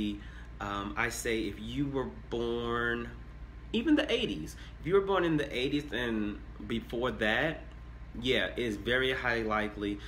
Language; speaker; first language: English; native; English